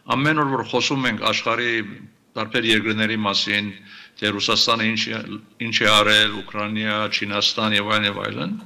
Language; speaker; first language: Armenian; early bilingual, heritage; Armenian